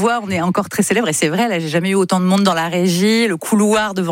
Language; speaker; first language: French; native; French